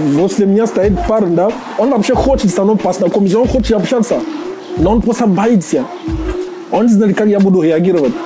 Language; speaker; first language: Russian; non-native, fluent; Jamaican Creole English